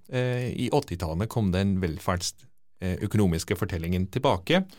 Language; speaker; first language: Norwegian; non-native, fluent; Dutch